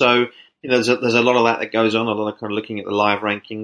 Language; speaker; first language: English; native; English